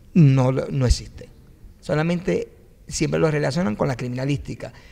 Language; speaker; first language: Spanish; native; Spanish